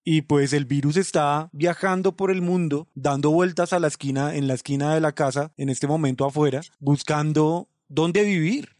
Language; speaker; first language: Spanish; native; Spanish